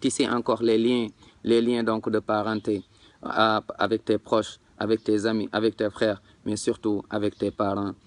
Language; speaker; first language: French; non-native, local second language; Wolof